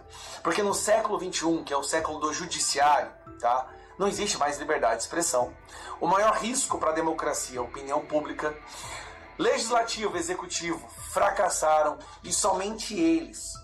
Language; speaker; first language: Portuguese; native; Portuguese